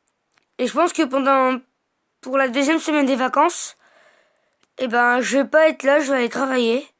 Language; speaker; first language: French; native; French